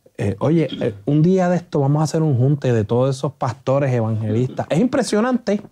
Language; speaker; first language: Spanish; native; Spanish